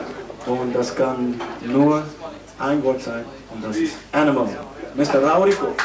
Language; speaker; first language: German; non-native, learner; Dutch